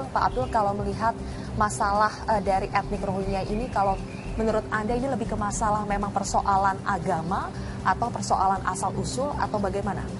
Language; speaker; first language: Indonesian; native; Indonesian